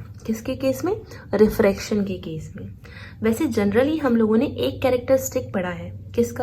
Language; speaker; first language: Hindi; native; Hindi